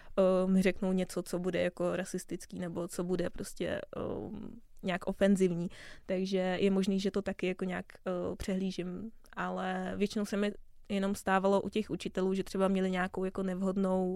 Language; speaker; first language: Czech; early bilingual, other home language; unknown